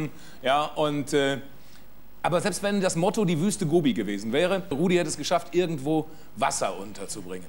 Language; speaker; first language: German; native; German